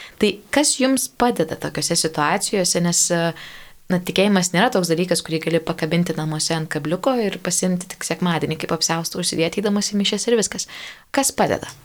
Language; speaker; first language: Lithuanian; native; Lithuanian